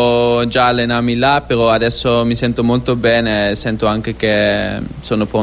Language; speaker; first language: Italian; non-native, fluent; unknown